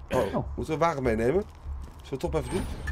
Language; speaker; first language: Dutch; native; Dutch